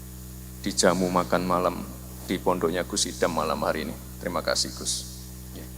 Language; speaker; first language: Indonesian; native; Indonesian